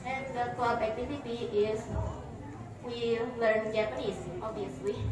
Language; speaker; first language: English; non-native, learner; Indonesian